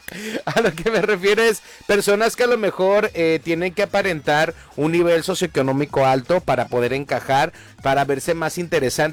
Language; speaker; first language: Spanish; native; Spanish